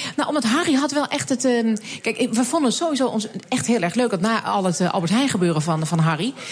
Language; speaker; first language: Dutch; native; Dutch